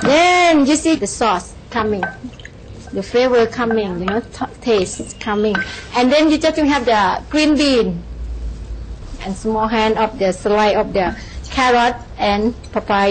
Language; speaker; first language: English; non-native, learner; Thai